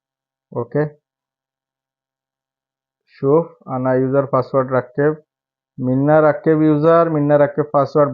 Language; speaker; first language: Arabic; non-native, learner; Bangla